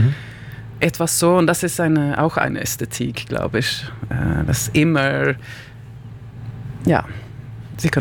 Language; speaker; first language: German; non-native, learner; Swedish